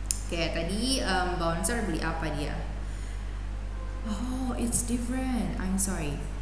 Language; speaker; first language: English; non-native, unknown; Indonesian